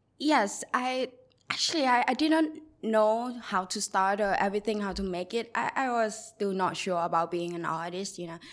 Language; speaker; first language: English; non-native, learner; Thai